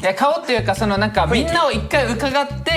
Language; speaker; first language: Japanese; native; Japanese